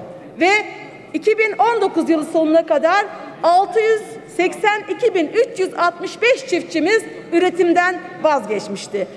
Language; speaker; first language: Turkish; native; Turkish